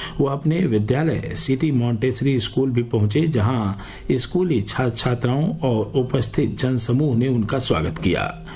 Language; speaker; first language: Hindi; native; Hindi